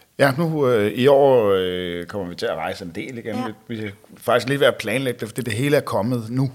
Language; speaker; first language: Danish; native; Danish